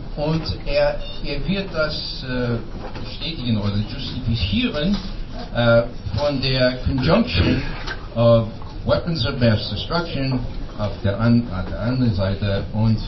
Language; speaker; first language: German; non-native, learner; English